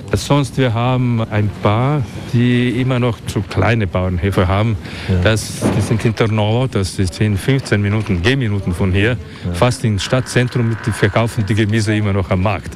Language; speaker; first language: German; non-native, fluent; Slovenian